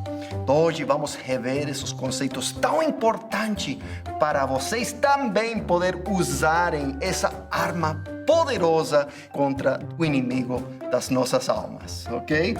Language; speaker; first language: Portuguese; non-native, fluent; English